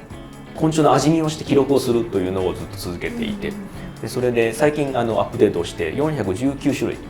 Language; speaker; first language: Japanese; native; Japanese